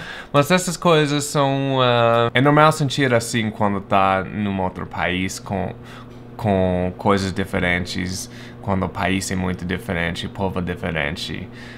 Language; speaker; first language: Portuguese; non-native, fluent; English